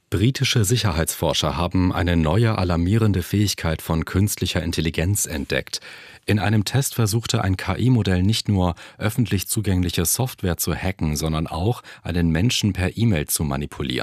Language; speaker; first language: German; native; German